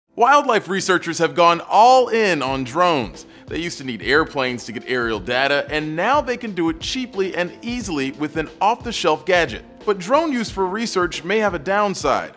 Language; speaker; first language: English; native; English